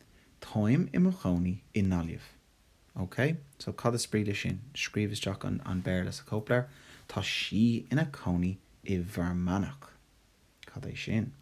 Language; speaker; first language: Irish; non-native, local second language; English